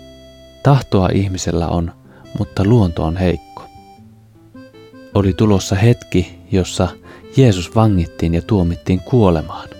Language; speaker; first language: Finnish; native; Finnish